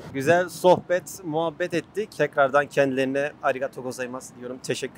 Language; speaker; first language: Turkish; native; Turkish